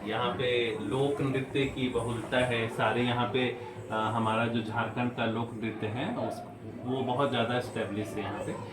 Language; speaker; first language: Hindi; non-native, local second language; Bangla